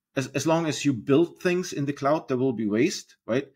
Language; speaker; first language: English; non-native, fluent; German